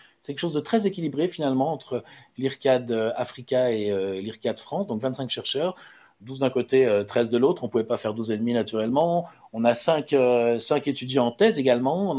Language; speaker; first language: French; native; French